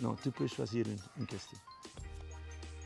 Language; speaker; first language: French; non-native, fluent; Dutch